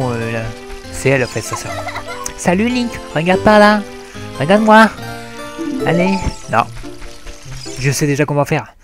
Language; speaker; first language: French; native; French